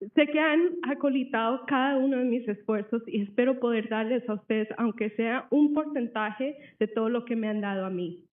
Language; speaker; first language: Spanish; early bilingual, other home language; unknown